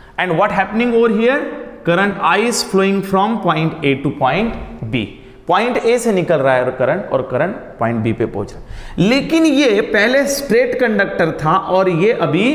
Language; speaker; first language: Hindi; non-native, local second language; Marathi